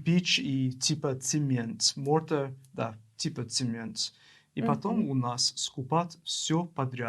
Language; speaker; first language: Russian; non-native, learner; English